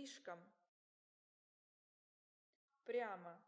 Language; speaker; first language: Russian; non-native, learner; English